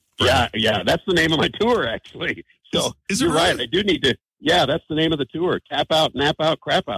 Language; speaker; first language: English; native; English